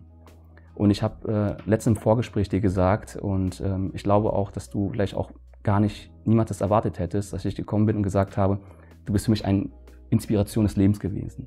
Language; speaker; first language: German; early bilingual, other home language; Vietnamese